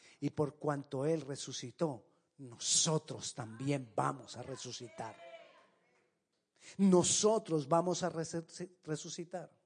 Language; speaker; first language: Spanish; native; Spanish